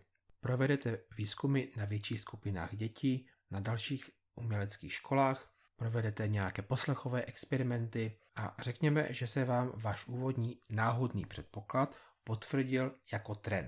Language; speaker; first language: Czech; native; Czech